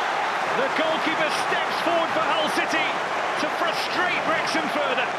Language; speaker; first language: English; native; English